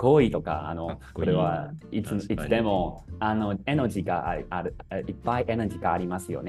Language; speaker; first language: Japanese; non-native, learner; Chinese